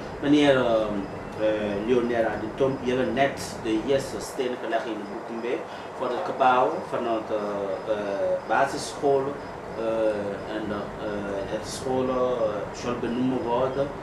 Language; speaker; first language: Dutch; non-native, learner; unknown